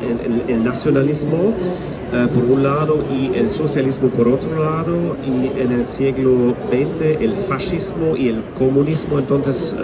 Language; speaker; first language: Spanish; non-native, fluent; German